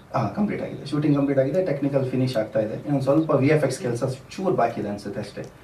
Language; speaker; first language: Kannada; non-native, local second language; Tulu